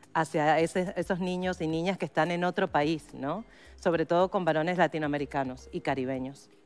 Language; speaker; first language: Spanish; native; Spanish